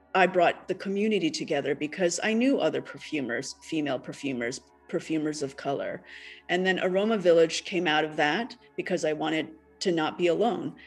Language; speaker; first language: English; native; English